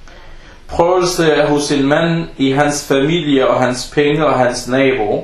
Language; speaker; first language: Danish; early bilingual, other home language; Arabic